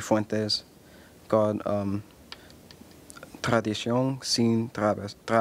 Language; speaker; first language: Spanish; early bilingual, other home language; English